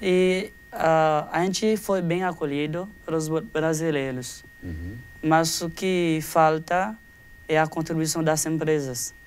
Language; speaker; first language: Portuguese; non-native, fluent; Haitian Creole